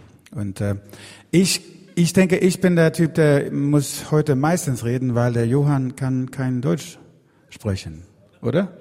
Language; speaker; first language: German; non-native, learner; Swedish